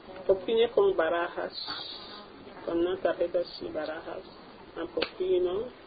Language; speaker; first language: Spanish; non-native, local second language; English